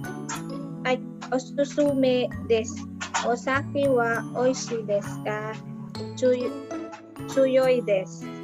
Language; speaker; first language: Japanese; non-native, learner; Filipino